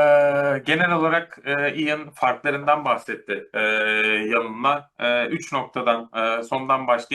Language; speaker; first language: Turkish; native; Turkish